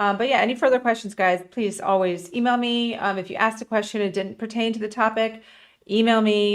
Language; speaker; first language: English; native; English